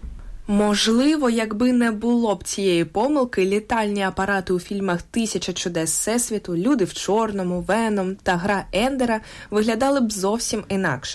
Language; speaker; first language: Ukrainian; native; Ukrainian